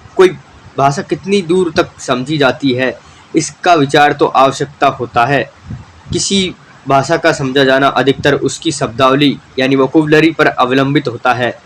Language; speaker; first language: Hindi; native; Hindi